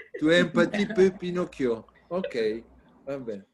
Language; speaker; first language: French; non-native, learner; Italian